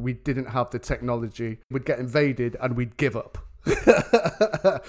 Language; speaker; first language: English; native; English